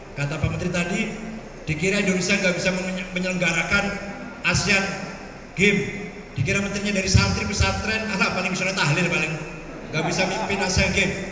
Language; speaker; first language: Malay; non-native, local second language; Javanese